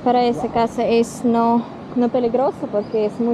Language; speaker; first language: Spanish; non-native, learner; Russian